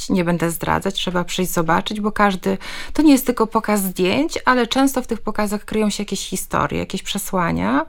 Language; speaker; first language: Polish; native; Polish